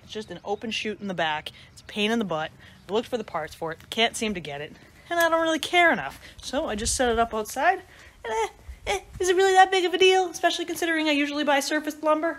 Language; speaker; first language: English; native; English